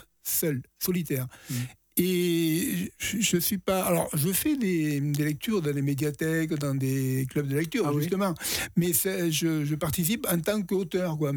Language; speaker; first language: French; native; French